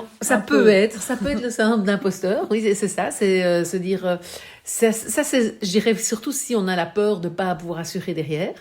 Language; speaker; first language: French; native; French